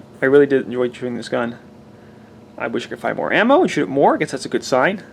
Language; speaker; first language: English; native; English